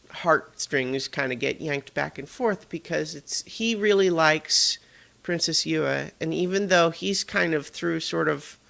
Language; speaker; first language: English; native; English